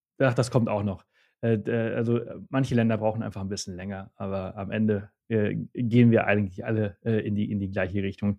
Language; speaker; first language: German; early bilingual, heritage; German